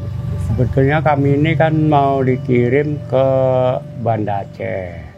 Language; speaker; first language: Indonesian; non-native, local second language; Balinese